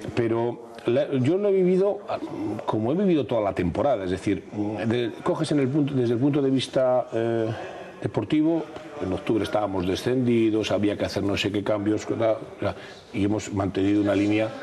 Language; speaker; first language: Spanish; native; Spanish